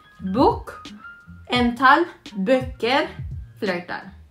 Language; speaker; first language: Norwegian; non-native, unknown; Filipino